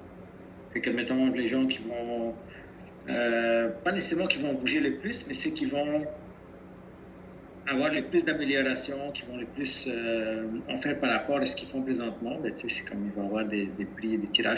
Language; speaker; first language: French; native; French